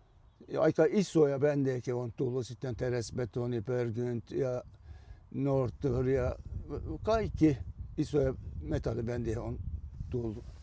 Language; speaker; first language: Finnish; non-native, fluent; Turkish